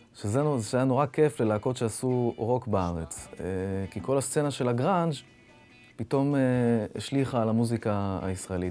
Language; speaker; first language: Hebrew; native; Hebrew